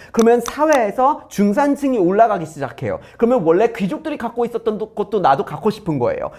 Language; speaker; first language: Korean; non-native, fluent; English